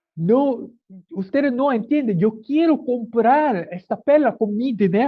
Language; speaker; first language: Spanish; non-native, learner; Korean